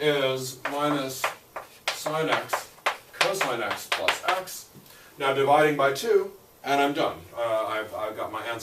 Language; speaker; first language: English; native; English